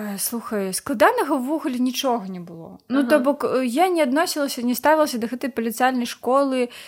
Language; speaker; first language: Belarusian; non-native, local second language; Russian